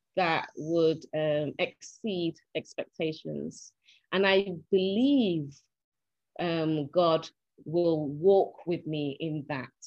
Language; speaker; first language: English; native; English